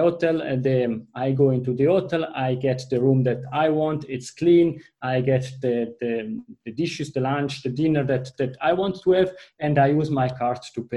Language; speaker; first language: English; non-native, fluent; Italian